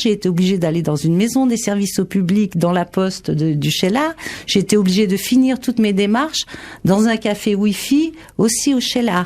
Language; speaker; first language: French; native; French